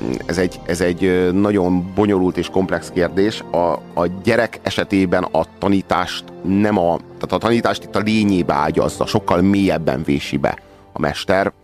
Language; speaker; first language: Hungarian; native; Hungarian